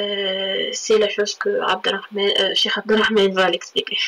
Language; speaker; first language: French; non-native, learner; Arabic